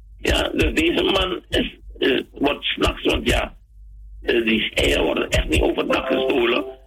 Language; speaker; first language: Dutch; native; Dutch